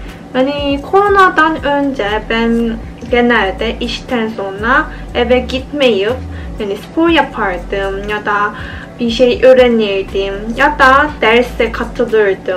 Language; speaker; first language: Turkish; non-native, fluent; Korean